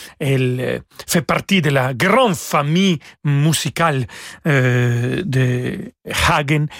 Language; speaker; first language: French; non-native, fluent; Spanish